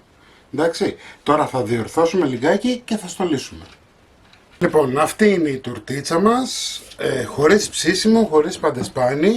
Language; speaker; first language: Greek; native; Greek